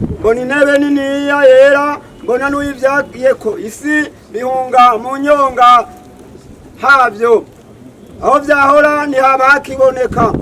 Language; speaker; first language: Rundi; native; Rundi